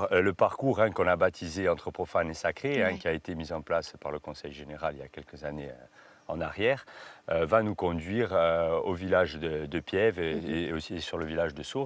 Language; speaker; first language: French; native; French